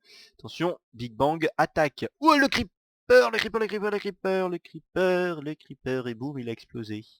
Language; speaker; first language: French; native; French